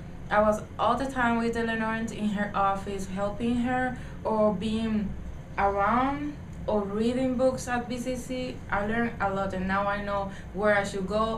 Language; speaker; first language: English; non-native, learner; Spanish